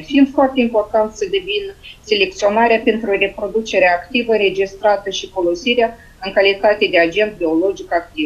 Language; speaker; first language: Romanian; native; Romanian